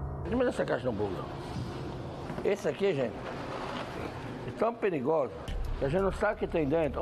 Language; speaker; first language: Portuguese; non-native, fluent; French